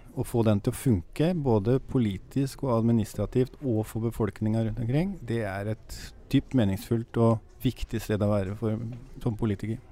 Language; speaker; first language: Norwegian; native; Norwegian